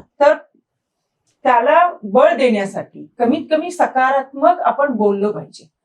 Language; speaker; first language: Marathi; native; Marathi